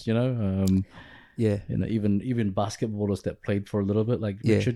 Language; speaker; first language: English; early bilingual, other home language; Pampanga